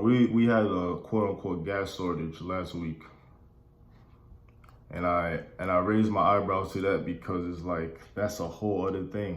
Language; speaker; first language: English; native; English